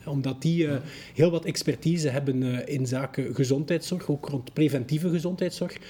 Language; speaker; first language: Dutch; native; Dutch